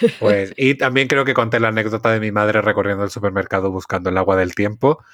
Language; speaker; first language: Spanish; native; Spanish